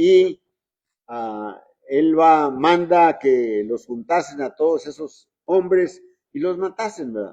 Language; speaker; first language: Spanish; native; Spanish